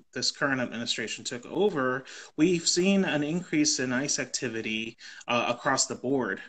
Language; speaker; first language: English; native; English